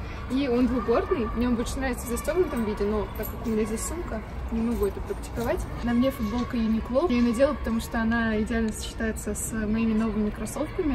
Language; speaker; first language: Russian; native; Russian